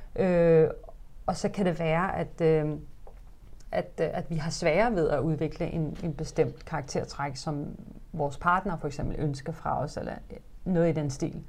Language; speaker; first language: Danish; early bilingual, other home language; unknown